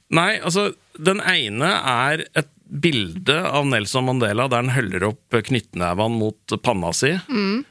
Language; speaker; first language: Norwegian; native; Norwegian